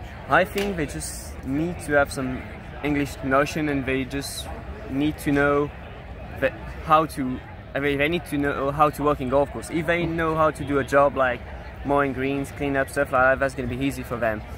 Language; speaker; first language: English; non-native, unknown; French